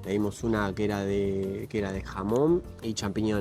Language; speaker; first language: Spanish; native; Spanish